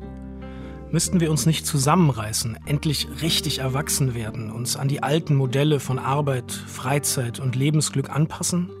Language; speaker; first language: German; native; German